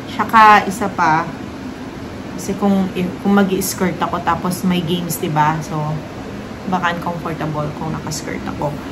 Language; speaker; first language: Filipino; non-native, local second language; Pampanga